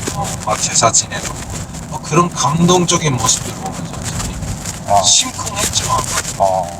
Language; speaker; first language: Korean; native; Korean